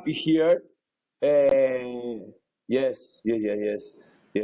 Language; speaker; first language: English; non-native, learner; Spanish